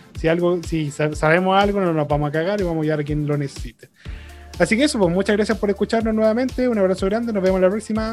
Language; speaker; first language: Spanish; native; Spanish